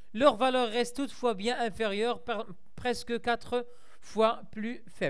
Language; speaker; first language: French; non-native, local second language; Arabic